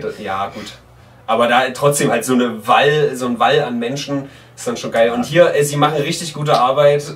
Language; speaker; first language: German; native; German